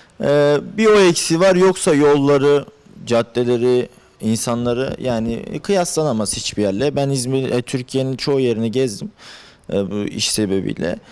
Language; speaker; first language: Turkish; native; Turkish